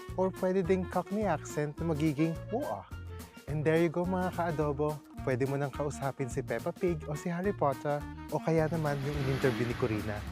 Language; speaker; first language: Filipino; native; Filipino